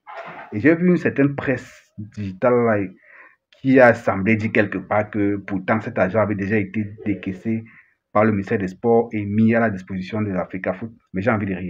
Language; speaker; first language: French; native; French